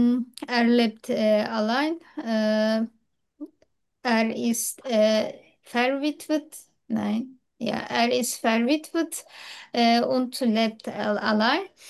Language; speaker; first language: German; non-native, learner; Turkish